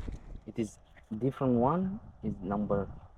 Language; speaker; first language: English; non-native, learner; Arabic